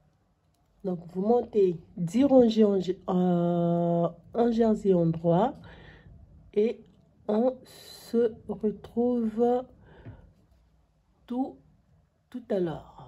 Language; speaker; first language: French; non-native, local second language; Arabic